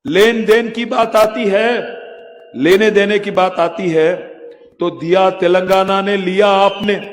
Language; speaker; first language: Hindi; non-native, local second language; Telugu